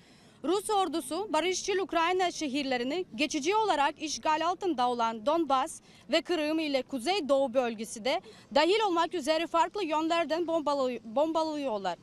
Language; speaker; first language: Turkish; non-native, fluent; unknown